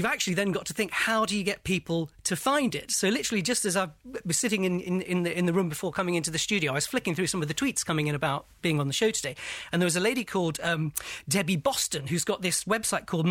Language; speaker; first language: English; native; English